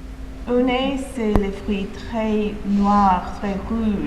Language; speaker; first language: French; non-native, fluent; English